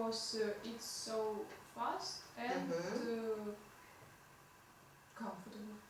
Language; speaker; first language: English; non-native, learner; Russian